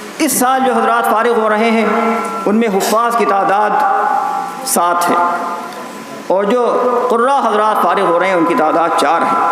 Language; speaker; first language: Urdu; native; Urdu